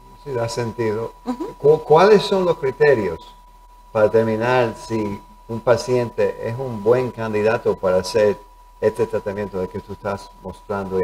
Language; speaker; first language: Spanish; early bilingual, heritage; Spanish